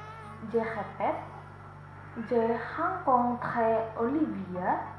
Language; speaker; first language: French; non-native, learner; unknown